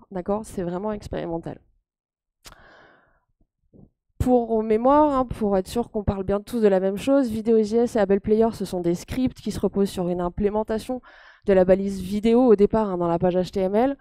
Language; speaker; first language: French; native; French